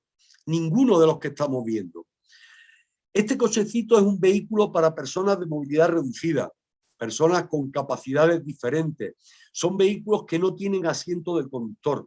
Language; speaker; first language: Spanish; native; Spanish